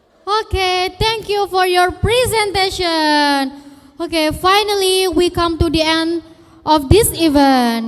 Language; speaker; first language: English; non-native, fluent; Indonesian